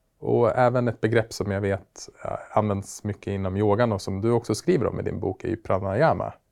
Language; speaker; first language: Swedish; native; Swedish